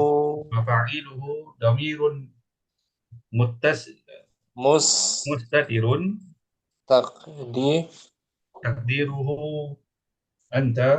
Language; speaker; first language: Arabic; non-native, learner; Indonesian